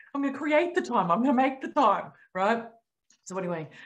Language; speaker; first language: English; native; English